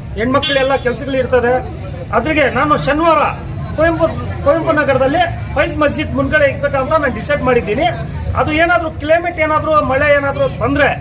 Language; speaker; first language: Kannada; non-native, local second language; Urdu